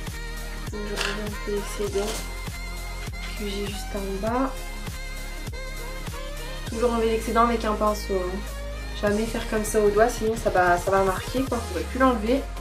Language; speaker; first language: French; native; French